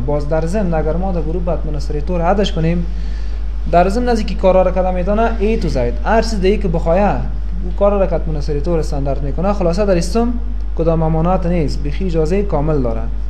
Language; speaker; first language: Persian; native; Persian